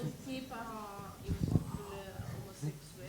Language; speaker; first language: French; non-native, fluent; Portuguese